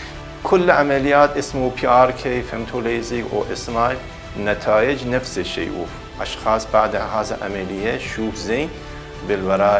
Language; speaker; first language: Arabic; non-native, learner; Persian